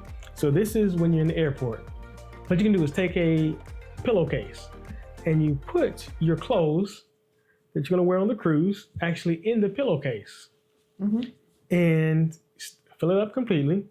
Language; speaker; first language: English; native; English